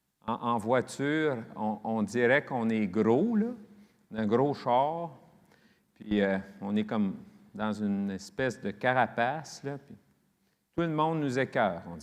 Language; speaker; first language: French; native; French